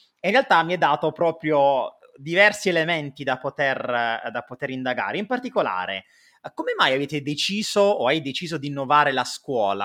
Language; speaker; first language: Italian; native; Italian